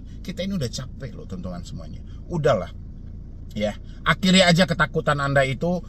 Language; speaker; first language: Indonesian; native; Indonesian